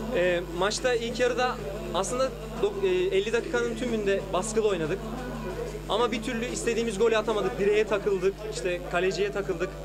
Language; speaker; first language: Turkish; native; Turkish